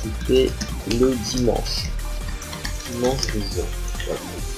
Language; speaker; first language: French; native; French